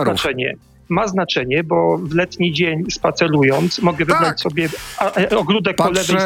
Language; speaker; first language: Polish; native; Polish